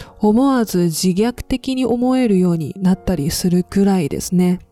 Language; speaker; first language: Japanese; non-native, fluent; Chinese